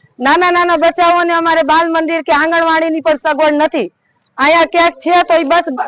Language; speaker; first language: Gujarati; native; Gujarati